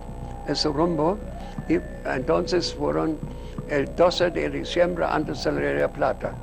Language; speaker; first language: Spanish; non-native, fluent; German